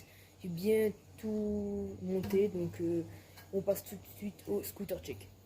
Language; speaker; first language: French; native; French